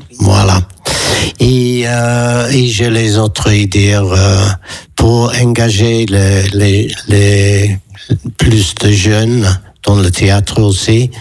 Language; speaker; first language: French; non-native, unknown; English